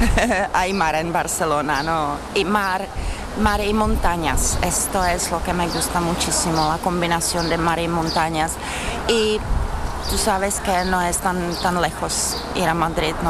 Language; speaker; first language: Spanish; non-native, fluent; Czech